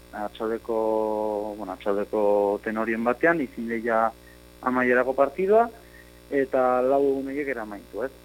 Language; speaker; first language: Basque; native; Basque